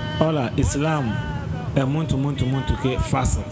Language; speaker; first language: Portuguese; non-native, learner; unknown